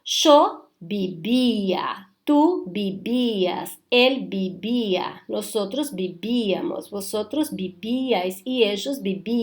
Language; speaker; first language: Spanish; non-native, fluent; Portuguese